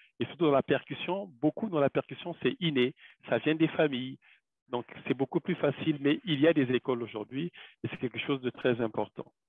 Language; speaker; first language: French; non-native, local second language; Wolof